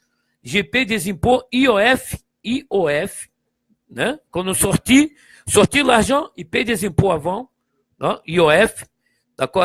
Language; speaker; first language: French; non-native, fluent; Portuguese